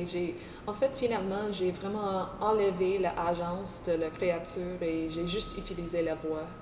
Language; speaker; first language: French; non-native, local second language; English